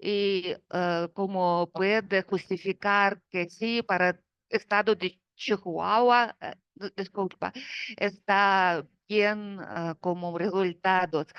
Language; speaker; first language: Spanish; non-native, fluent; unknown